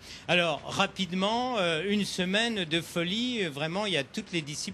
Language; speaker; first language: French; native; French